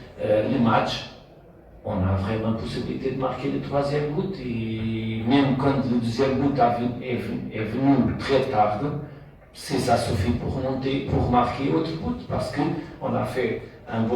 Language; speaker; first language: French; non-native, fluent; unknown